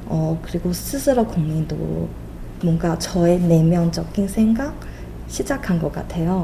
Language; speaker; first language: Korean; non-native, fluent; Chinese